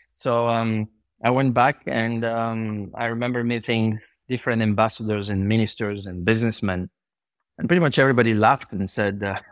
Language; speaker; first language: English; non-native, fluent; Bulgarian